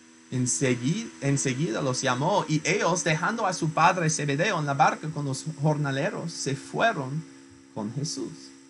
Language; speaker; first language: Spanish; non-native, fluent; English